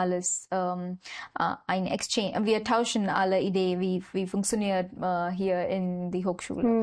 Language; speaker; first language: German; non-native, learner; Marathi